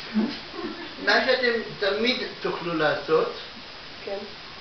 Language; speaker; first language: Hebrew; non-native, fluent; Russian